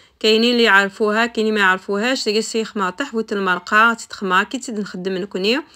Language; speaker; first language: Arabic; non-native, local second language; Kabyle